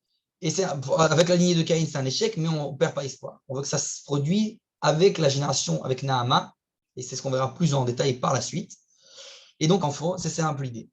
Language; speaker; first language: French; native; French